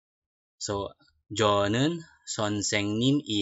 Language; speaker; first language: Korean; non-native, learner; Filipino